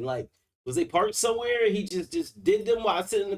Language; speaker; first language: English; native; English